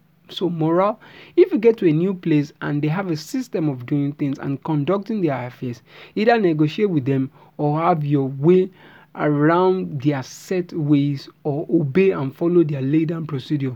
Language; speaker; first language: English; non-native, local second language; Yoruba